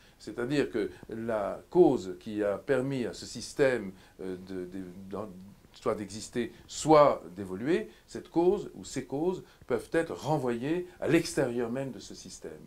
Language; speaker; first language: French; native; French